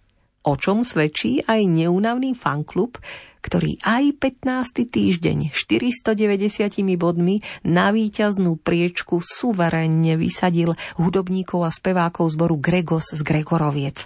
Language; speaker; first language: Slovak; native; Slovak